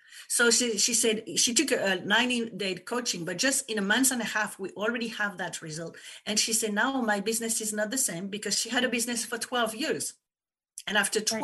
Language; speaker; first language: English; non-native, fluent; French